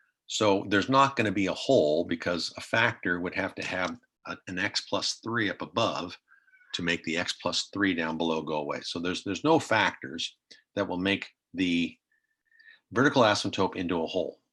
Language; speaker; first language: English; native; English